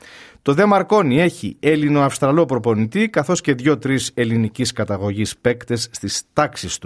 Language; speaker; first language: Greek; native; Greek